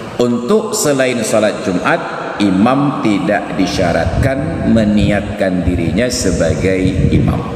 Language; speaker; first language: Malay; non-native, local second language; Achinese